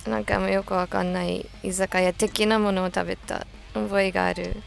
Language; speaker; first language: Japanese; non-native, fluent; English